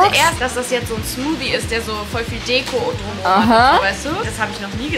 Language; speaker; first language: German; native; German